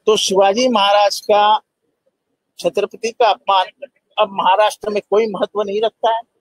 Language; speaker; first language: Hindi; non-native, local second language; Marathi